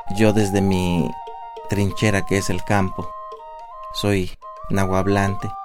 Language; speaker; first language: Spanish; non-native, local second language; Nahuatl languages